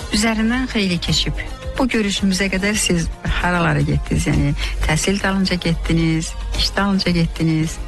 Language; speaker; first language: Azerbaijani; native; Azerbaijani